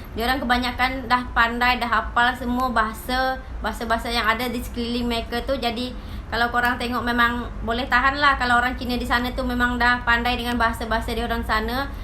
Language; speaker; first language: Malay; native; Malay